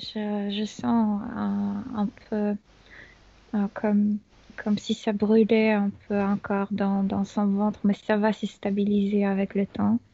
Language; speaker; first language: French; non-native, fluent; Spanish